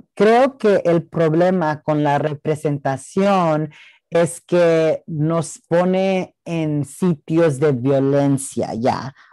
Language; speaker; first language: Spanish; early bilingual, heritage; Spanish